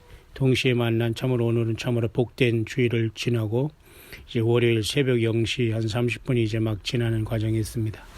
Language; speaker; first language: Korean; native; Korean